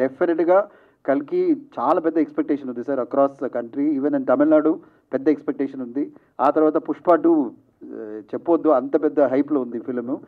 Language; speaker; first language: Telugu; non-native, fluent; Tamil